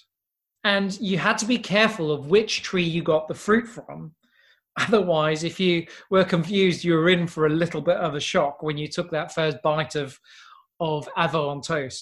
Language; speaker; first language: English; native; English